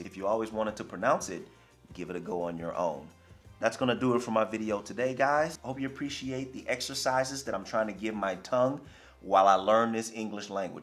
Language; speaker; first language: English; native; English